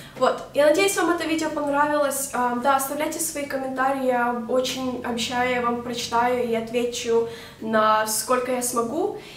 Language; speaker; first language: Russian; native; Russian